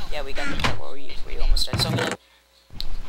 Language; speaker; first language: English; native; English